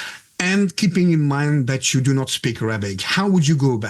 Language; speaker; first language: English; non-native, fluent; French